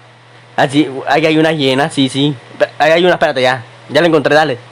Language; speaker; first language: Spanish; native; Spanish